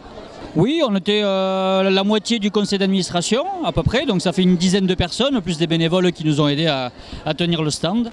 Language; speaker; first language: French; native; French